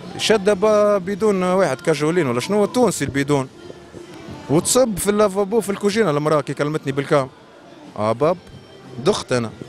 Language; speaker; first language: Arabic; native; Arabic